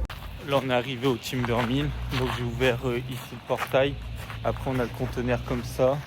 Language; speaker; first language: French; native; French